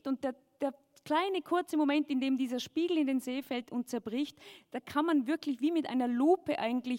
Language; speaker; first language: German; native; German